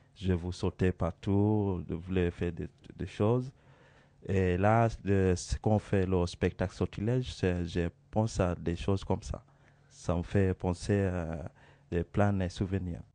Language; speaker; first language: French; non-native, learner; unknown